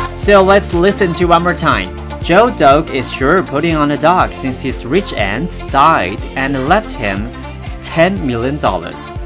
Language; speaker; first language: English; non-native, fluent; Chinese